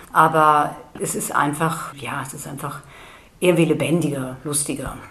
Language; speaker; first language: German; native; German